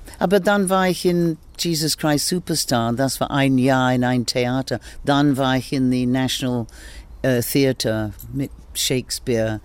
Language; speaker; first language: German; non-native, learner; English